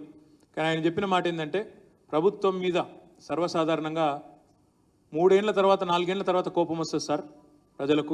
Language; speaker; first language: Telugu; native; Telugu